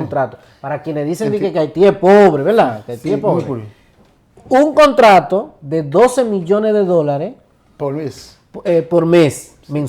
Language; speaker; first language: Spanish; native; Spanish